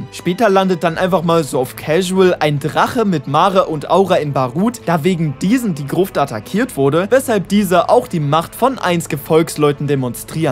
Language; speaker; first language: German; native; German